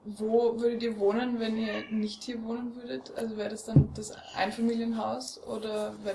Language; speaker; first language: German; native; German